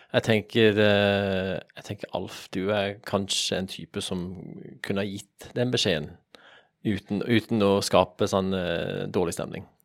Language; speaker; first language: Norwegian; native; Norwegian